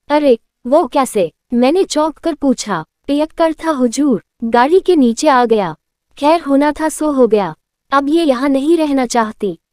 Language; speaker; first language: Hindi; native; Hindi